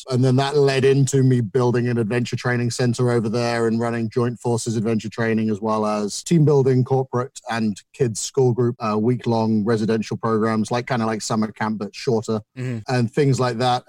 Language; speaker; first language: English; native; English